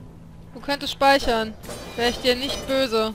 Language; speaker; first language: German; native; German